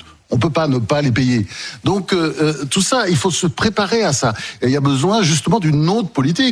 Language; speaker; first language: French; native; French